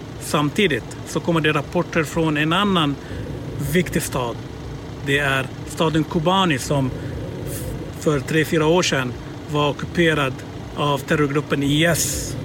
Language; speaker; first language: Swedish; non-native, fluent; Arabic